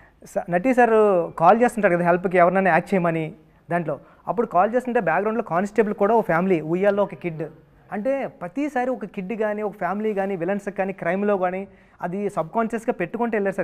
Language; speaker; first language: Telugu; native; Telugu